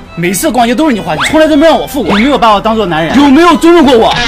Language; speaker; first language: Chinese; native; Chinese